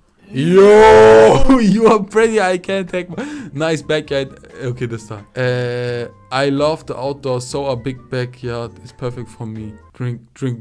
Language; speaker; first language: English; non-native, learner; German